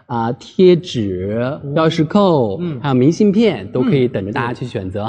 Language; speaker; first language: Chinese; native; Chinese